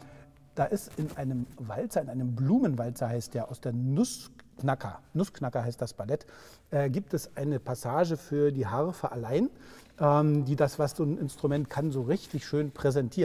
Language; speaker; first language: German; native; German